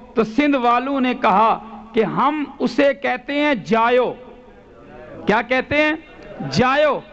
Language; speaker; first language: Urdu; non-native, local second language; Punjabi